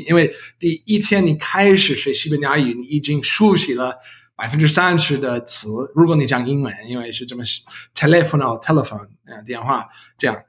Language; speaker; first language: Chinese; non-native, learner; English